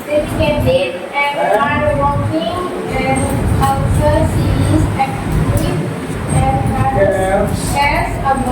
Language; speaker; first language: English; non-native, learner; Indonesian